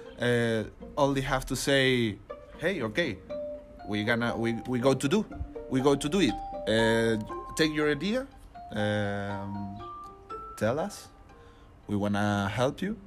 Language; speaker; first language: English; non-native, learner; Spanish